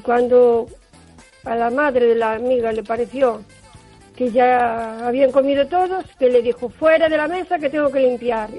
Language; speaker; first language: Spanish; native; Spanish